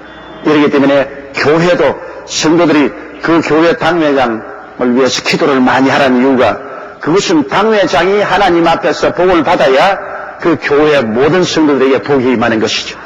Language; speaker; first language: Korean; native; Korean